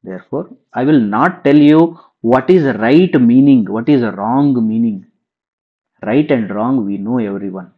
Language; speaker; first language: English; non-native, local second language; Kannada